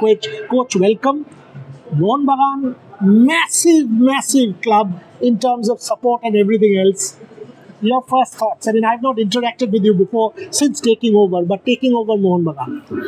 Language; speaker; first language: English; non-native, local second language; Bangla